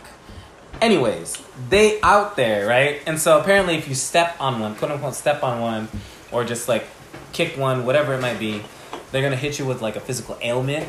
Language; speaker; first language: English; native; English